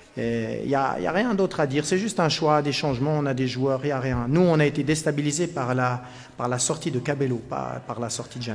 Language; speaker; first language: French; native; French